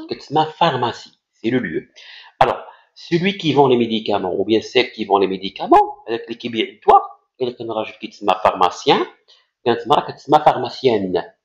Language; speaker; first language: French; non-native, local second language; Arabic